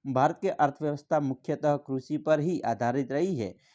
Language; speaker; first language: Hindi; non-native, local second language; Gujarati